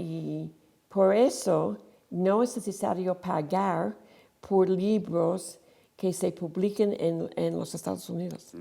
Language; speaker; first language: Spanish; non-native, fluent; English